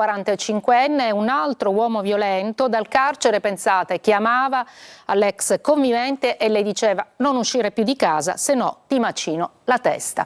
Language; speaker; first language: Italian; native; Italian